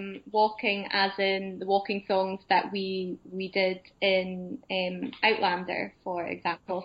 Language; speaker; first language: English; native; English